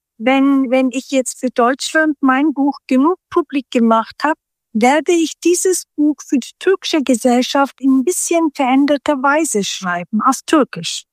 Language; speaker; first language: German; early bilingual, other home language; Turkish